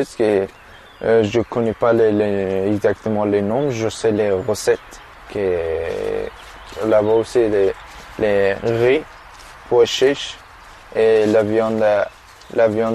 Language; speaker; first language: French; non-native, learner; Persian